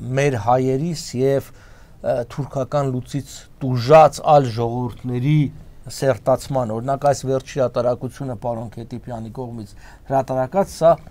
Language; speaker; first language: Armenian; native; Armenian